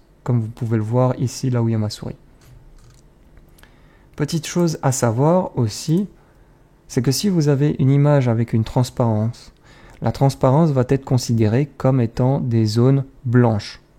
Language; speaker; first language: French; native; French